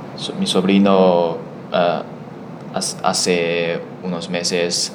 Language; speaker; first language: Spanish; non-native, learner; Chinese